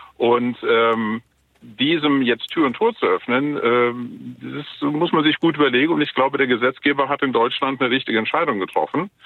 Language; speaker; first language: German; native; German